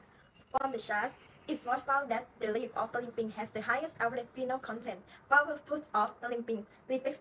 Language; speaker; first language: English; non-native, learner; Thai